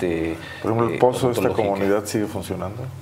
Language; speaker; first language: Spanish; native; Spanish